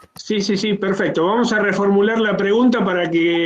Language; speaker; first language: Spanish; native; Spanish